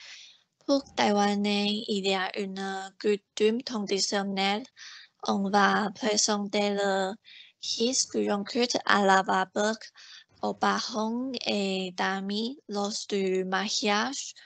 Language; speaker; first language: French; non-native, learner; Chinese